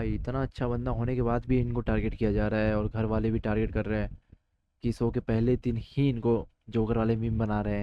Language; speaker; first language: Hindi; native; Hindi